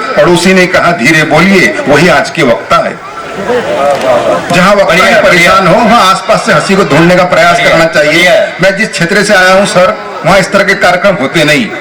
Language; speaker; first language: Hindi; non-native, local second language; Telugu